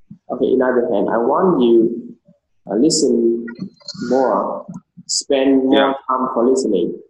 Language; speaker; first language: English; non-native, learner; Vietnamese